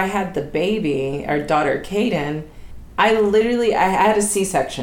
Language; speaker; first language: English; native; English